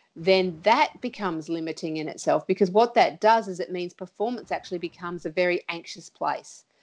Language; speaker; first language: English; native; English